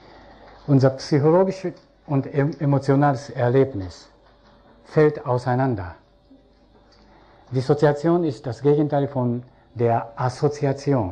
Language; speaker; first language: German; non-native, fluent; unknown